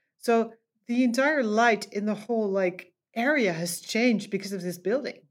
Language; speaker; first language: English; non-native, fluent; Dutch